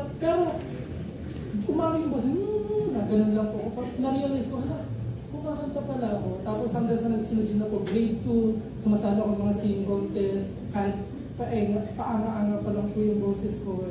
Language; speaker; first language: Filipino; native; Filipino